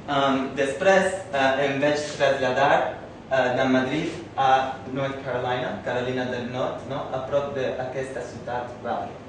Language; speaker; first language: Catalan; non-native, fluent; English